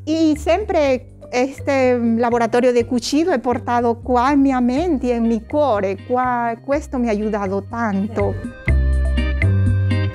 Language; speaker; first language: Italian; non-native, learner; Spanish